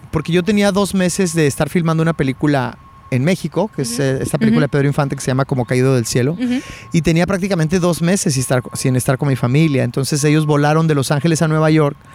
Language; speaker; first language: Spanish; native; Spanish